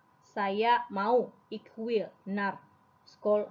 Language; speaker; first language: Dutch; non-native, fluent; Indonesian